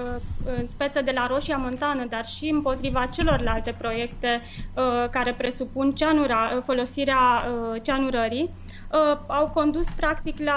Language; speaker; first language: Romanian; native; Romanian